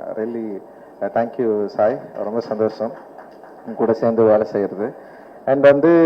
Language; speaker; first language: Tamil; native; Tamil